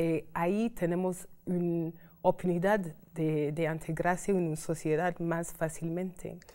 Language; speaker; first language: Spanish; non-native, fluent; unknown